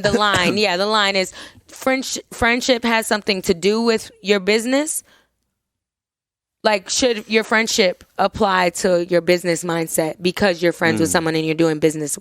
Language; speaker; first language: English; native; English